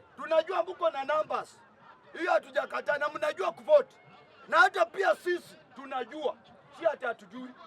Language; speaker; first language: Swahili; native; Swahili